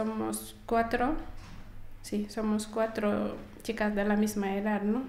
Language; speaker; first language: Spanish; non-native, fluent; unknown